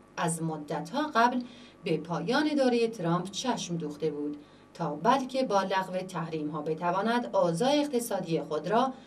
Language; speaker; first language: Persian; non-native, local second language; Central Kurdish